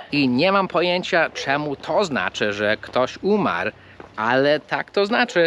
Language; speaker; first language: Polish; non-native, fluent; English